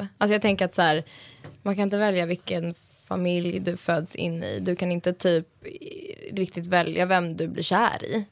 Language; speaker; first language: Swedish; native; Swedish